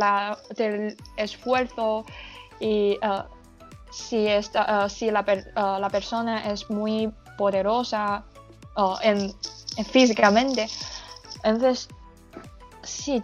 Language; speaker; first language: Spanish; non-native, learner; Chinese